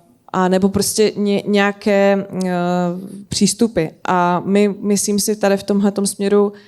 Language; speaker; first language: Czech; native; Czech